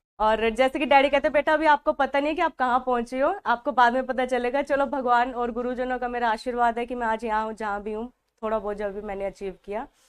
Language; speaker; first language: Hindi; non-native, local second language; Punjabi